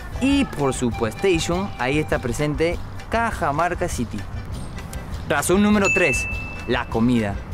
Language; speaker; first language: Spanish; non-native, fluent; English